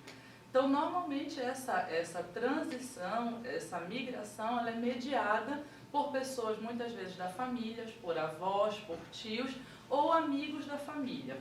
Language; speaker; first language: Portuguese; native; Portuguese